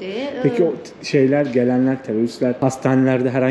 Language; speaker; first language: Turkish; native; Turkish